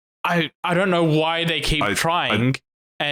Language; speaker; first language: English; native; English